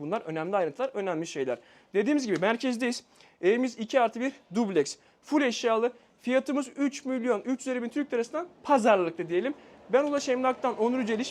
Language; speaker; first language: Turkish; native; Turkish